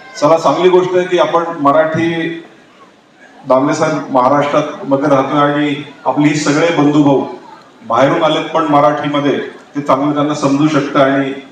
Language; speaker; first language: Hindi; non-native, local second language; Marathi